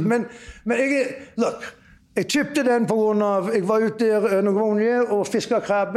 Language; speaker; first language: Norwegian; early bilingual, heritage; Norwegian